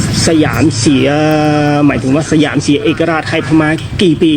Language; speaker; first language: Thai; non-native, fluent; Khmer